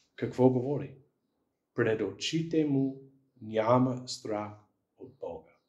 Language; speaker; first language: Bulgarian; non-native, fluent; English